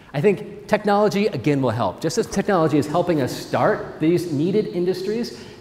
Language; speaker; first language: English; native; English